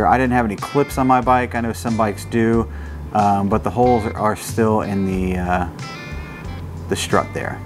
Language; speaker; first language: English; native; English